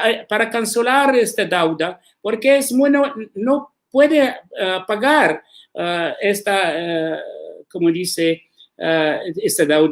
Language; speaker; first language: Spanish; non-native, learner; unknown